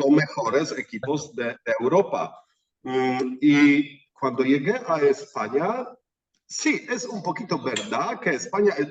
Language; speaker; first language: Spanish; non-native, fluent; Polish